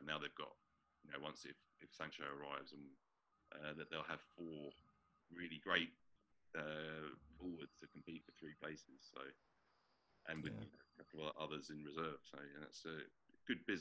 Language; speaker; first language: English; native; English